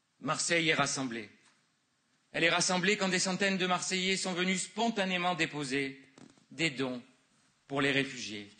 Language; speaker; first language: French; native; French